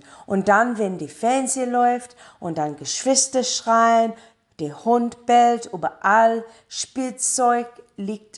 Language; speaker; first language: German; non-native, learner; English